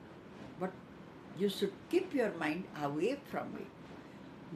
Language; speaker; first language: English; non-native, local second language; Odia